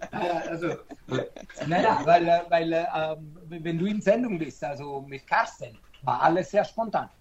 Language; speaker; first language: German; non-native, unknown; Italian